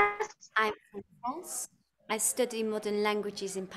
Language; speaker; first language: English; non-native, learner; Spanish